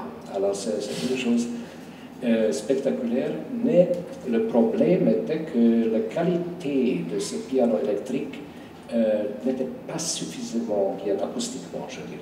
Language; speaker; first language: French; non-native, fluent; Hungarian